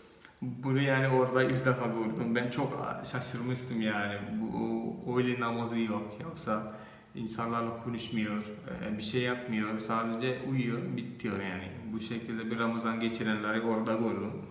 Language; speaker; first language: Turkish; non-native, fluent; Malayalam